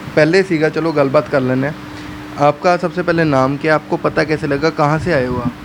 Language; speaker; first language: Hindi; non-native, local second language; Punjabi